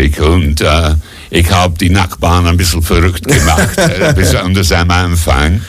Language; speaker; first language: German; non-native, fluent; English